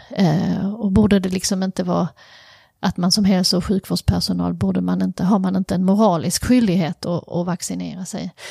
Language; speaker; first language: Swedish; native; Swedish